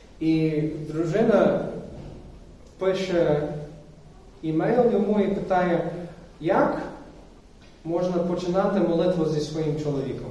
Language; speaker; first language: Ukrainian; non-native, fluent; English